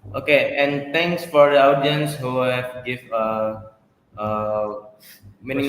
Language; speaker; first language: English; non-native, learner; Indonesian